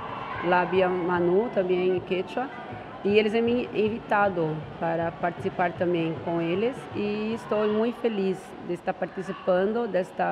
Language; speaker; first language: Spanish; non-native, learner; Portuguese